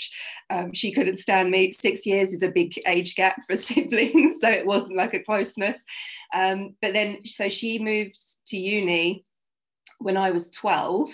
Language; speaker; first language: English; native; English